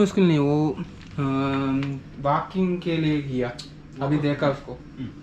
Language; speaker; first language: Hindi; non-native, local second language; Malayalam